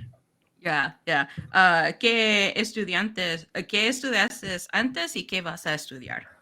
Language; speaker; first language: Spanish; non-native, learner; English